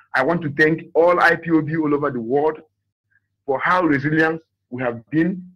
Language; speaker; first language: English; non-native, local second language; Igbo